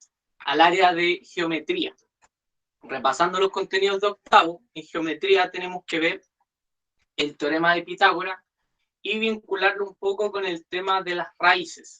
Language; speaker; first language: Spanish; native; Spanish